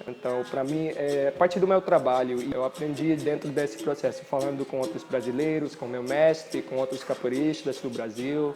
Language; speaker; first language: Portuguese; non-native, fluent; Filipino